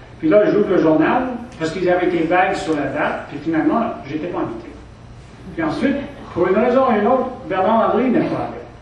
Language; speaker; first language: French; non-native, local second language; English